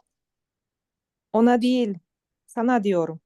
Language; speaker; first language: Turkish; non-native, learner; Kyrgyz